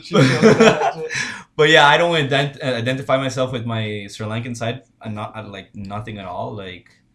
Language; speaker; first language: English; non-native, fluent; Spanish